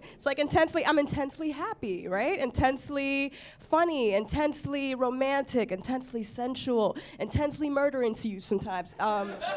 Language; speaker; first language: English; native; English